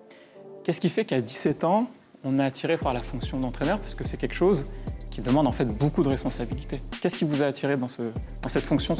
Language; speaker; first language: French; native; French